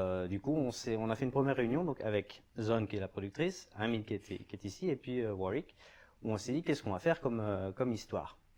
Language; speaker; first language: French; native; French